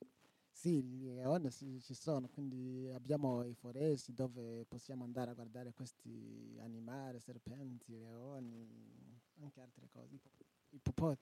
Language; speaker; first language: Italian; non-native, local second language; Rundi